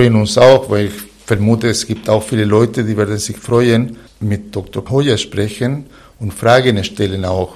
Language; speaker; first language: German; non-native, fluent; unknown